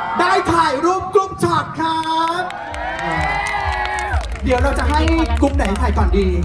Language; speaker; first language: Thai; native; Thai